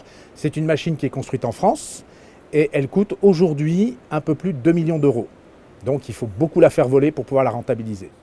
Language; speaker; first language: French; native; French